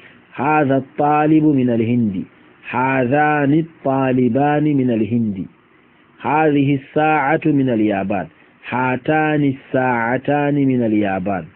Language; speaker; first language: Arabic; non-native, fluent; Fula